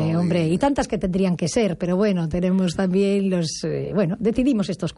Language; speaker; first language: Spanish; native; Spanish